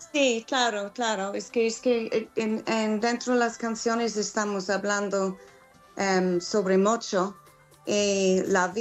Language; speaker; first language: Spanish; non-native, fluent; English